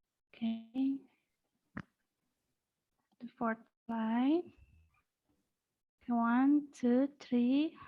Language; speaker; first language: English; non-native, fluent; Indonesian